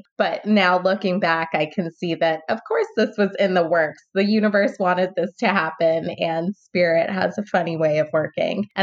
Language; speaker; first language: English; native; English